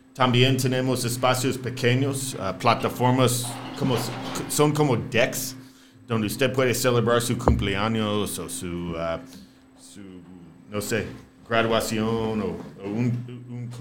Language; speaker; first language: Spanish; non-native, fluent; English